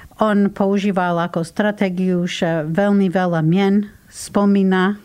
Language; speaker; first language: Slovak; non-native, fluent; English